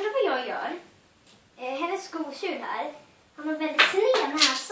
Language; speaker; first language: Swedish; native; Swedish